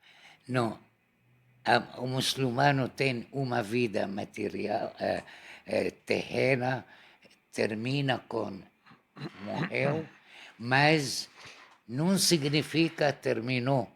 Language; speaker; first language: Portuguese; non-native, learner; Arabic